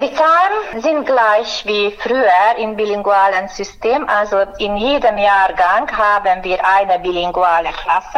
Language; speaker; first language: German; non-native, fluent; Hungarian